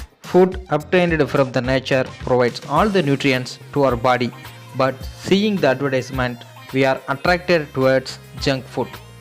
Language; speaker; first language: English; non-native, local second language; Tamil